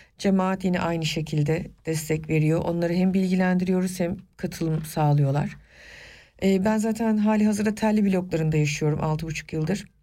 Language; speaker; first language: Turkish; non-native, local second language; Kurdish